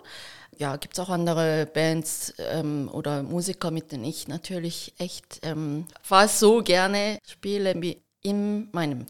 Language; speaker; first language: German; early bilingual, heritage; Korean